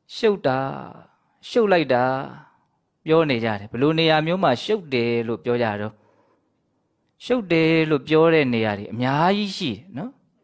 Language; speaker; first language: Burmese; native; Burmese